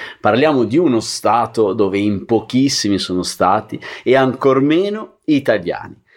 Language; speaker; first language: Italian; native; Italian